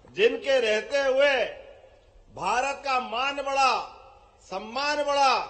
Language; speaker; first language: Hindi; native; Hindi